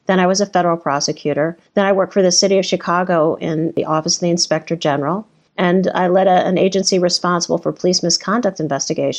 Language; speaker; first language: English; native; English